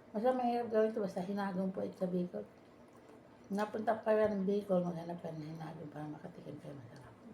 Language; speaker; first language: Filipino; non-native, local second language; Bikol